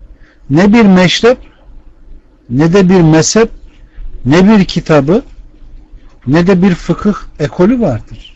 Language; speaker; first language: Turkish; native; Turkish